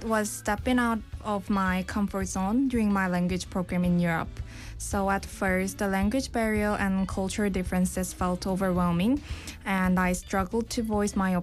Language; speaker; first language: English; non-native, fluent; Korean